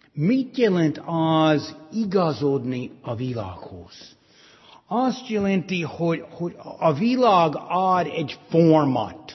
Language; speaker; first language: Hungarian; non-native, fluent; English